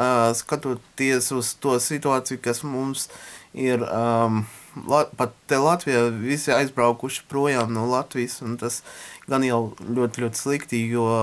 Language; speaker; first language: Latvian; non-native, local second language; Russian